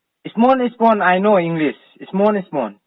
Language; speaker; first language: English; non-native, learner; Manipuri